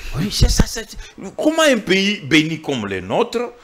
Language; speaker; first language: French; non-native, local second language; Swahili